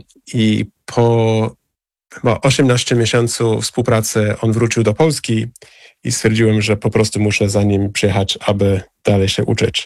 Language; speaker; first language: Polish; non-native, fluent; English